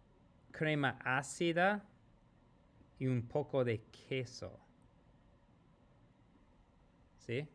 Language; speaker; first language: Spanish; non-native, fluent; English